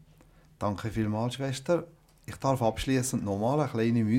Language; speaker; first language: German; native; German